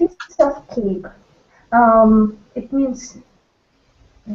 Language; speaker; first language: English; non-native, learner; Russian